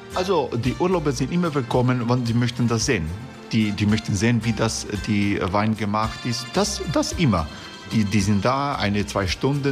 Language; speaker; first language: German; non-native, learner; Croatian